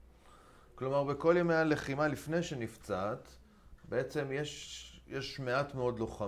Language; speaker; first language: Hebrew; native; Hebrew